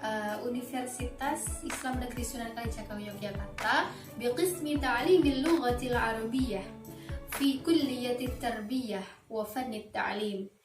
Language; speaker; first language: Arabic; non-native, fluent; Indonesian